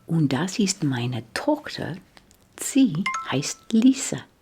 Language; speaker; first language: German; non-native, learner; English